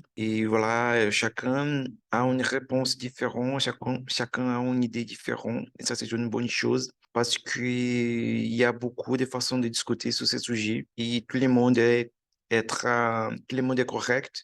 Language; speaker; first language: French; non-native, learner; Portuguese